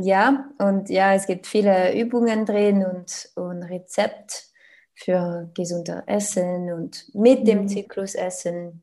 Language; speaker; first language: German; non-native, learner; French